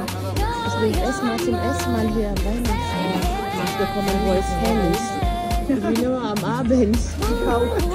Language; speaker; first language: German; non-native, learner; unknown